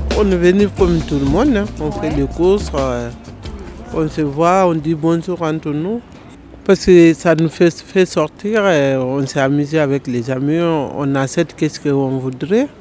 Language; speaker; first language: French; non-native, learner; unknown